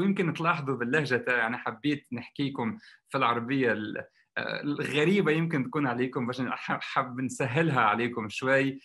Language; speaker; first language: Arabic; native; Arabic